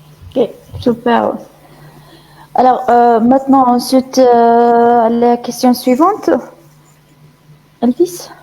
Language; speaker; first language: French; non-native, fluent; Arabic